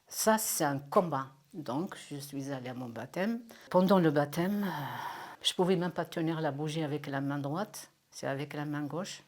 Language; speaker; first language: French; non-native, local second language; Kabyle